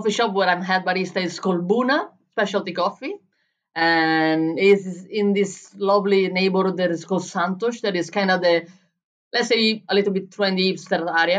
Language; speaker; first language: English; non-native, fluent; Italian